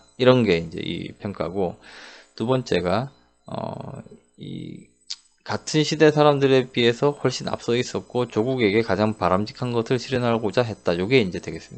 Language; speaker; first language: Korean; native; Korean